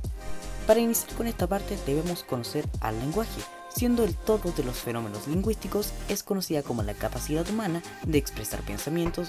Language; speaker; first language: Spanish; native; Spanish